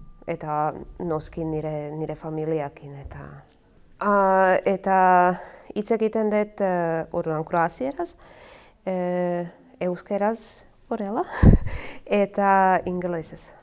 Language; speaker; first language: Basque; non-native, learner; Croatian